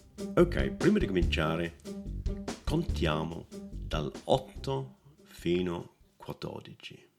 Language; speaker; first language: Italian; non-native, learner; English